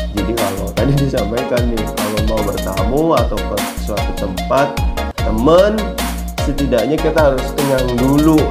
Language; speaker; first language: Indonesian; native; Indonesian